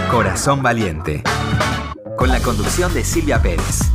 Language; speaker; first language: Spanish; native; Spanish